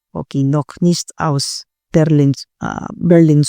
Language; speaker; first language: German; non-native, learner; Filipino